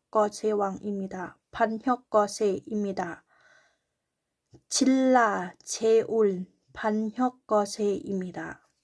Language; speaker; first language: Korean; non-native, learner; Thai